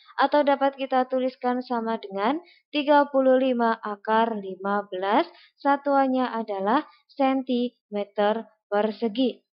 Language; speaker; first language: Indonesian; native; Indonesian